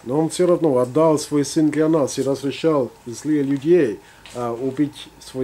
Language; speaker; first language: Russian; non-native, fluent; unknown